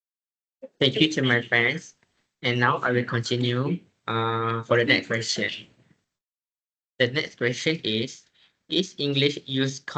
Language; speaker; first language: English; non-native, local second language; Malay